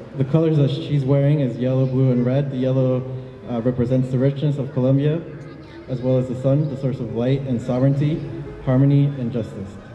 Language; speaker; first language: English; early bilingual, other home language; Spanish